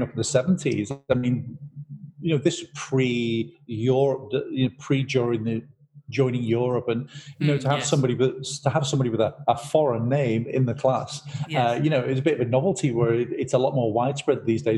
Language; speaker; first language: English; native; English